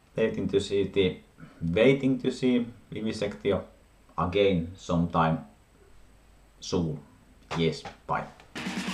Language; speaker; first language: English; non-native, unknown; Finnish